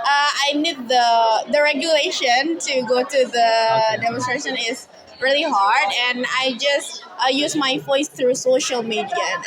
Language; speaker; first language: English; non-native, learner; Indonesian